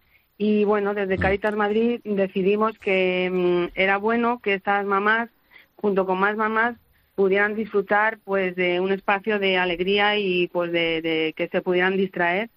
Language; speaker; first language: Spanish; native; Spanish